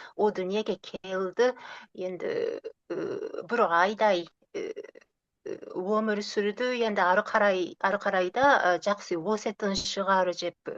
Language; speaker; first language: Kazakh; non-native, fluent; Japanese